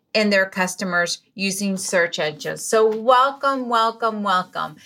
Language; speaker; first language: English; non-native, fluent; Spanish